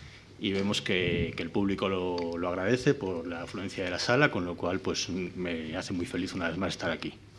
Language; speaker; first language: Spanish; native; Spanish